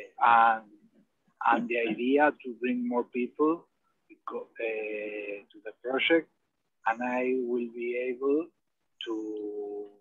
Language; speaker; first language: English; non-native, learner; Spanish